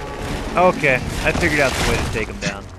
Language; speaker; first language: English; native; English